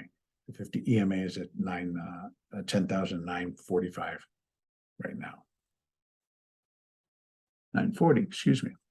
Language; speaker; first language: English; native; English